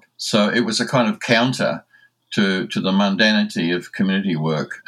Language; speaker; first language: English; native; English